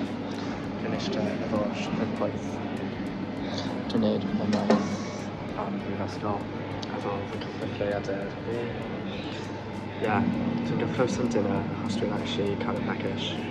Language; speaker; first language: Welsh; non-native, learner; English